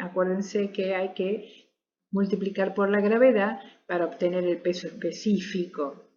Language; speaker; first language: Spanish; native; Spanish